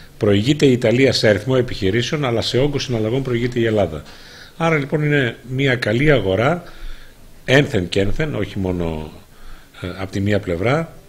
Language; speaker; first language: Greek; native; Greek